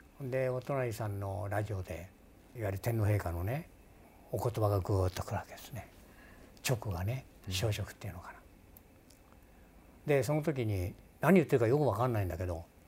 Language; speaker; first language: Japanese; native; Japanese